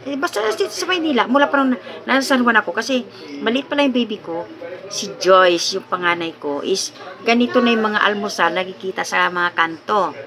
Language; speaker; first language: Filipino; non-native, local second language; Iloko